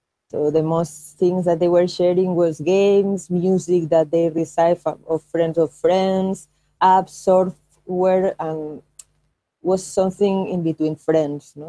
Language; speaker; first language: English; non-native, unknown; Catalan